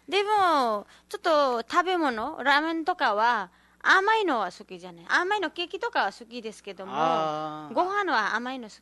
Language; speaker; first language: Japanese; non-native, learner; Nepali